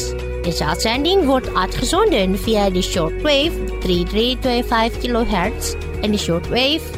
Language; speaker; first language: Dutch; non-native, fluent; Indonesian